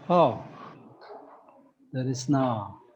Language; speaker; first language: English; non-native, local second language; Indonesian